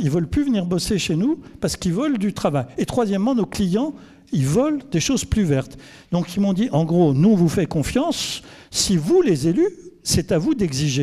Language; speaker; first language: French; native; French